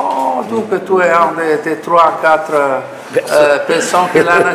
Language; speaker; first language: French; non-native, fluent; Italian